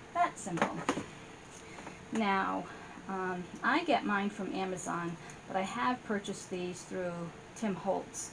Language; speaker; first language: English; native; English